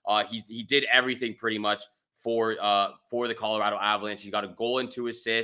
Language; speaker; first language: English; native; English